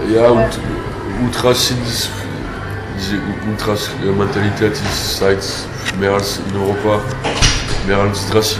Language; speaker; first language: German; non-native, learner; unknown